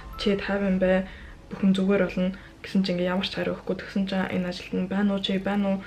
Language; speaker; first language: Mongolian; early bilingual, heritage; Mongolian